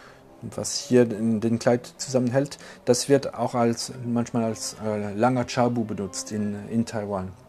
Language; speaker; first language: German; non-native, local second language; French